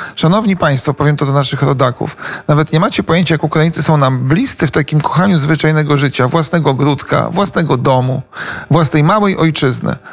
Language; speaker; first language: Polish; native; Polish